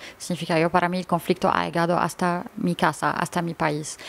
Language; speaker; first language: Spanish; non-native, learner; Arabic